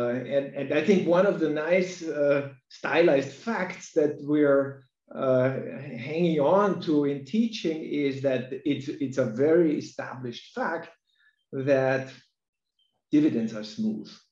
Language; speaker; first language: English; non-native, fluent; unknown